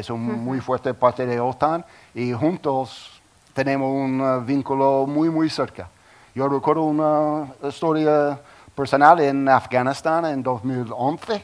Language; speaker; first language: Spanish; non-native, learner; English